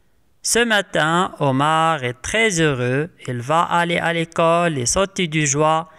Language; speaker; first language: French; non-native, local second language; Arabic